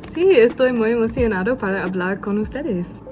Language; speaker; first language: Spanish; non-native, learner; English